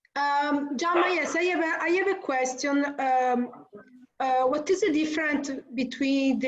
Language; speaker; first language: English; non-native, fluent; Italian